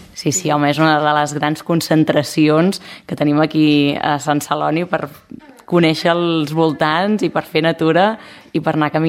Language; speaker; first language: Catalan; native; Catalan